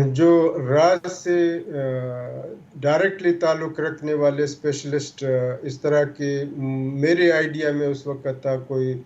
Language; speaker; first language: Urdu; non-native, local second language; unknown